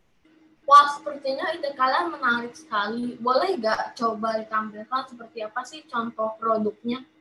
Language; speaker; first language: Indonesian; native; Indonesian